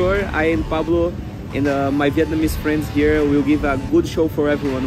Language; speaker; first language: English; non-native, fluent; Portuguese